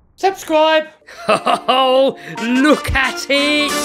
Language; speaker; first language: English; native; English